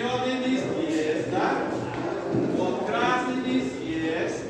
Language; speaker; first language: Russian; non-native, local second language; Uzbek